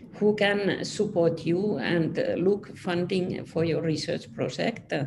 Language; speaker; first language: English; non-native, fluent; Finnish